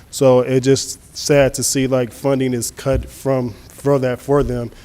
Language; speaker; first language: English; native; English